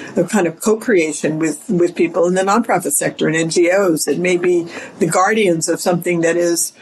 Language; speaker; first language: English; native; English